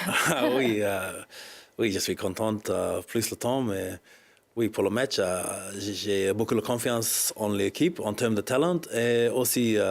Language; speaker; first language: French; non-native, learner; English